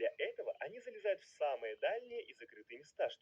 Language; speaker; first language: Russian; native; Russian